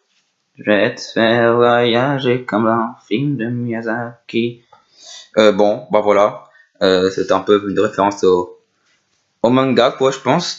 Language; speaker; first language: French; native; French